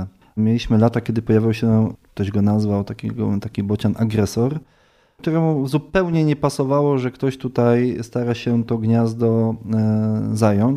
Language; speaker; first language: Polish; native; Polish